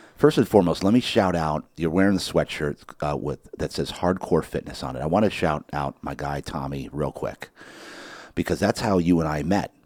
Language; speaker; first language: English; native; English